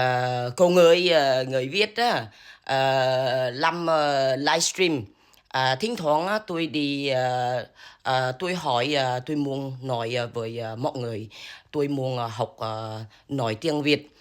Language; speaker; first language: Vietnamese; non-native, learner; Khmer